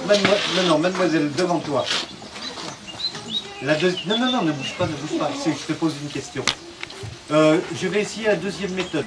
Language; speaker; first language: French; native; French